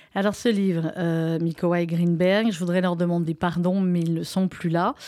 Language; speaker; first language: French; native; French